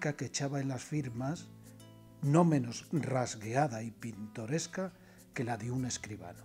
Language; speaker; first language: Spanish; native; Spanish